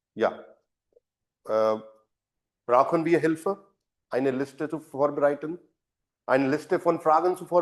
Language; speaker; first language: German; non-native, fluent; Hindi